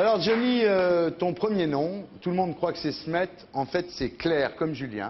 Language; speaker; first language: French; native; French